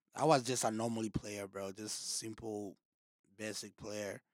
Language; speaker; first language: English; non-native, local second language; Rundi